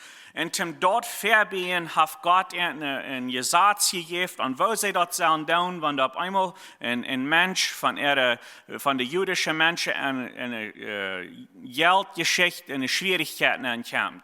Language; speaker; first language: German; non-native, learner; Plautdietsch